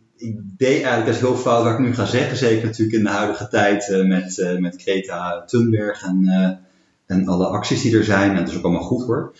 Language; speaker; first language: Dutch; native; Dutch